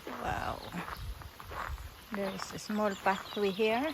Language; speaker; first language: English; non-native, learner; Filipino